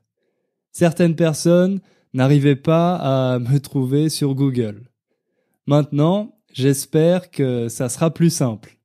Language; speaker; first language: French; native; French